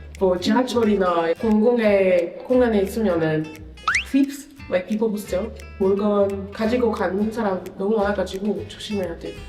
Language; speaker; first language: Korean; non-native, fluent; French